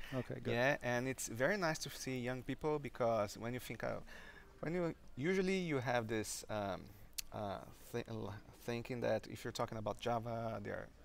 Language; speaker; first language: English; non-native, fluent; Portuguese